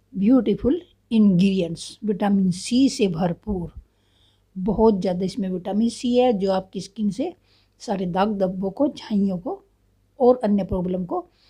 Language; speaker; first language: Hindi; native; Hindi